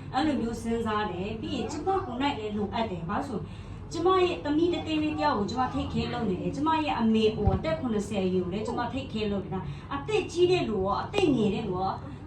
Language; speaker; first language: Burmese; non-native, local second language; Kachin